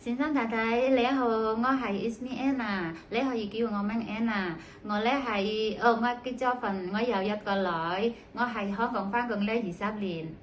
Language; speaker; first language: Cantonese; non-native, learner; Indonesian